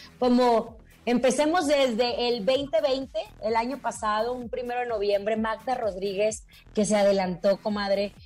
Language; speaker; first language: Spanish; native; Spanish